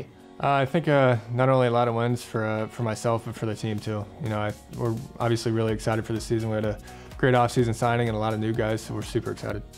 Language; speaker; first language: English; native; English